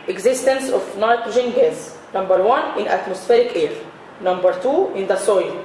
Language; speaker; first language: English; non-native, fluent; Arabic